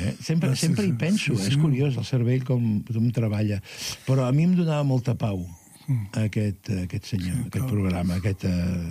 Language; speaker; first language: Catalan; native; Catalan